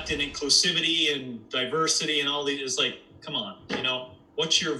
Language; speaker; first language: English; native; English